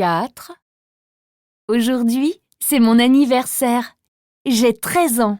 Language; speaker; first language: French; native; French